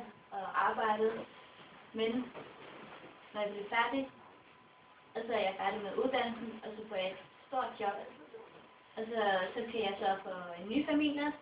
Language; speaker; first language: Danish; non-native, local second language; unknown